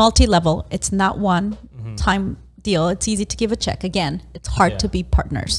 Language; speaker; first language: English; non-native, fluent; Spanish